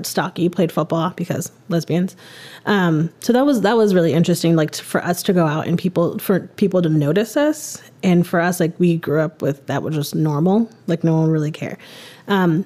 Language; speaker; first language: English; native; English